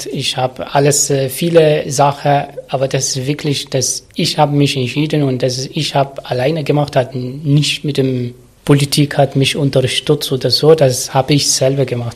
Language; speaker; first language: German; non-native, learner; Arabic